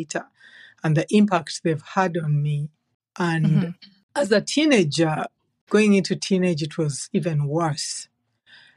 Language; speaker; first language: English; non-native, local second language; Ganda